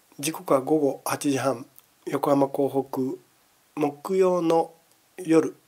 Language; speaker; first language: Japanese; native; Japanese